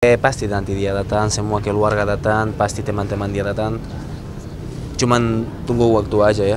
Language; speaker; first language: Indonesian; non-native, learner; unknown